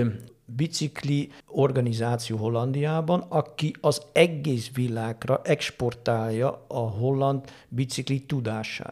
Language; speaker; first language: Hungarian; non-native, fluent; Dutch